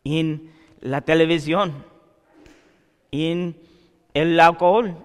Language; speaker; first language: Spanish; non-native, learner; English